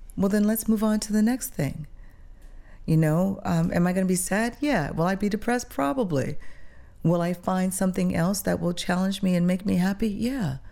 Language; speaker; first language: English; early bilingual, other home language; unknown